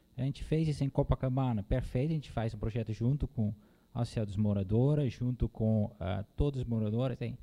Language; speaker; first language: Portuguese; non-native, fluent; Dutch